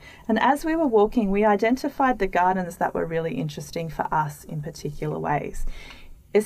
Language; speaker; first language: English; native; English